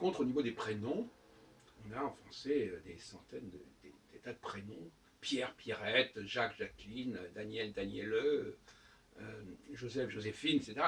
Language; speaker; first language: French; native; French